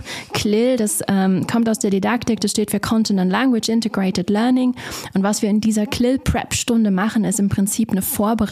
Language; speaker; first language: German; native; German